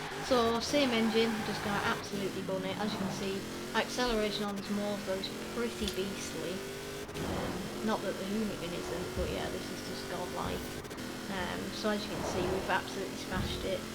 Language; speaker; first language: English; native; English